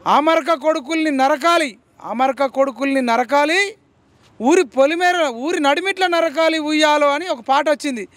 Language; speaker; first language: Telugu; native; Telugu